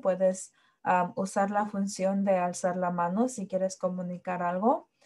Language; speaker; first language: Spanish; early bilingual, heritage; Spanish